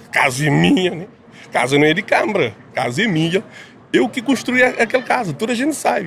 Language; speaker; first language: Portuguese; non-native, local second language; Kabuverdianu